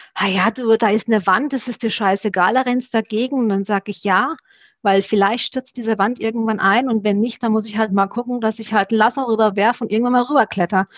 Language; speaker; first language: German; early bilingual, other home language; Romanian